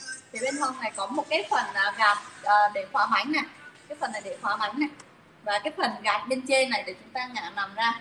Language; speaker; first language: Vietnamese; native; Vietnamese